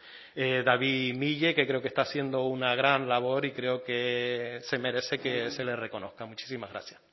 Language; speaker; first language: Spanish; native; Spanish